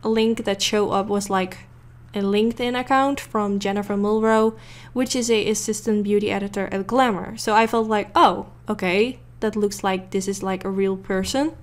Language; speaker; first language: English; non-native, fluent; Dutch